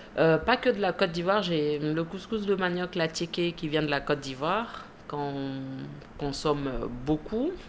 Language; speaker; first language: French; early bilingual, other home language; Mandingo